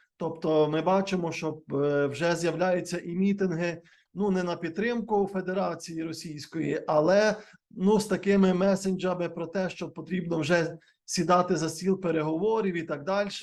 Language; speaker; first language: Ukrainian; native; Ukrainian